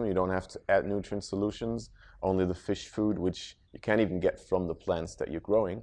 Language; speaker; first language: English; non-native, fluent; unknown